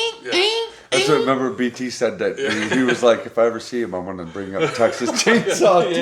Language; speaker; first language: English; native; English